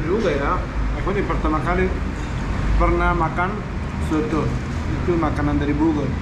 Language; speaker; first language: Indonesian; non-native, learner; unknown